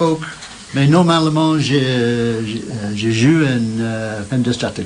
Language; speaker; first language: French; non-native, learner; English